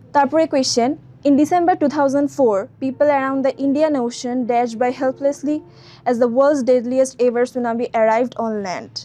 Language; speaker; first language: English; non-native, local second language; Bangla